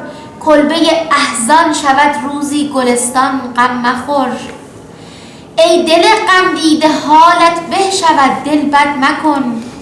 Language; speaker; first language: Persian; native; Persian